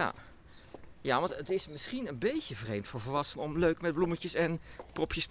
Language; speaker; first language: Dutch; native; Dutch